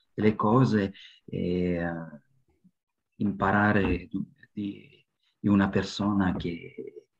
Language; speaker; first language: Italian; non-native, learner; French